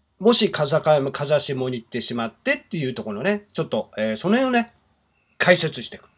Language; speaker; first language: Japanese; native; Japanese